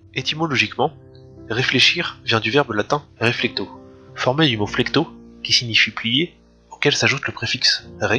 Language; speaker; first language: French; native; French